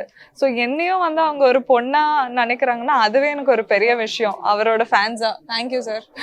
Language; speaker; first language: Tamil; native; Tamil